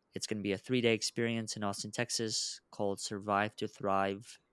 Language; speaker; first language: English; early bilingual, other home language; Russian